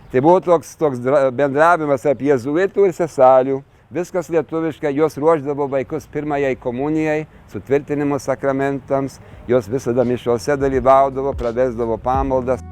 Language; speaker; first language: Lithuanian; early bilingual, heritage; Lithuanian